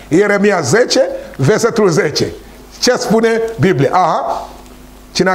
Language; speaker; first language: Romanian; non-native, learner; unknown